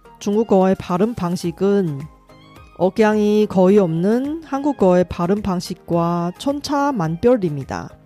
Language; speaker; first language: Korean; non-native, fluent; Chinese